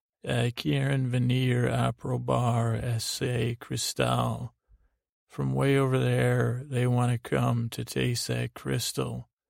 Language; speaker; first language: English; native; English